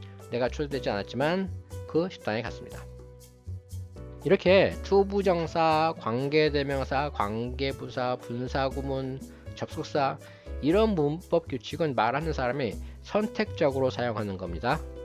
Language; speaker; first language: Korean; native; Korean